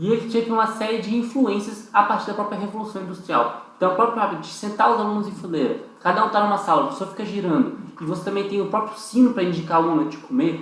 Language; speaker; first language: Portuguese; native; Portuguese